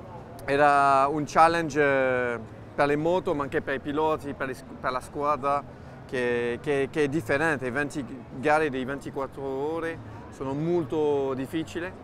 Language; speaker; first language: Italian; non-native, fluent; French